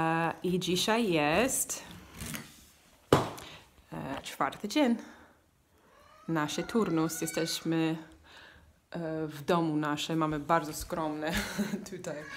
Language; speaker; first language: Polish; non-native, learner; English